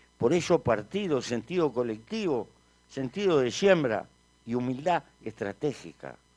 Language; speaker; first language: Spanish; native; Spanish